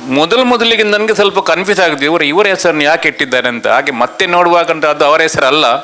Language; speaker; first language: Kannada; non-native, local second language; Tulu